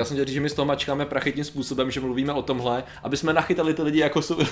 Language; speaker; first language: Czech; native; Czech